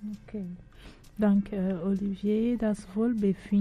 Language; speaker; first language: German; non-native, learner; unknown